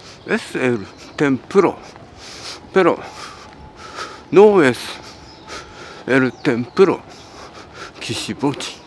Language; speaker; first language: Spanish; non-native, learner; Japanese